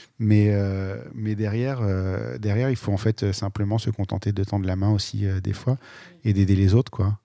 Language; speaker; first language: French; native; French